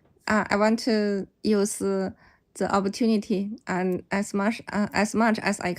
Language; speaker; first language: English; non-native, learner; Chinese